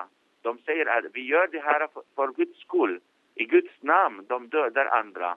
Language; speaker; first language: Swedish; non-native, fluent; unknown